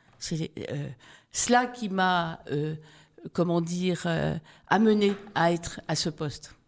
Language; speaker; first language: French; native; French